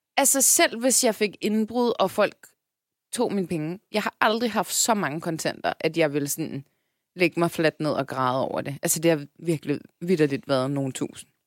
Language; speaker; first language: Danish; early bilingual, other home language; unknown